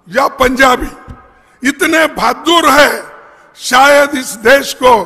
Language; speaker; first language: Hindi; non-native, local second language; Kannada